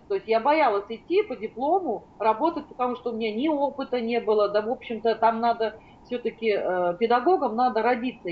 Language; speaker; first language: Russian; native; Russian